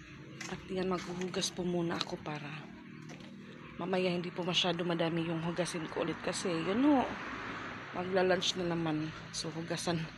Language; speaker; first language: Filipino; native; Filipino